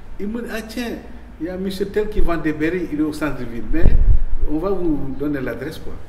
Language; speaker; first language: French; non-native, local second language; Wolof